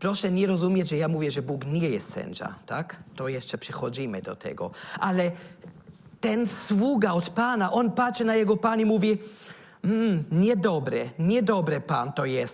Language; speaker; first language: Polish; non-native, learner; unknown